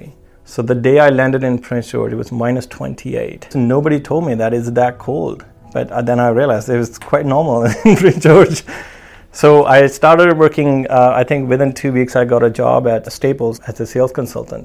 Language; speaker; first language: English; non-native, local second language; Punjabi